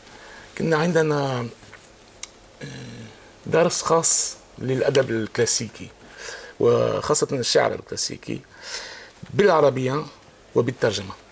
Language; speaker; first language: Arabic; non-native, fluent; French